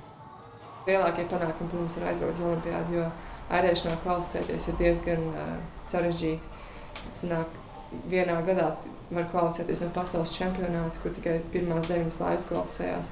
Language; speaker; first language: Latvian; native; Latvian